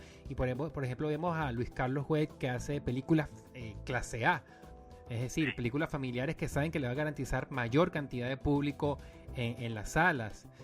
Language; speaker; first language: Spanish; native; Spanish